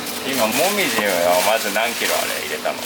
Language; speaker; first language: Japanese; native; Japanese